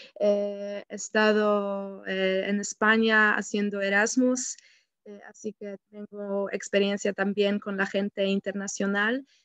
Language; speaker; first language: Spanish; non-native, fluent; Polish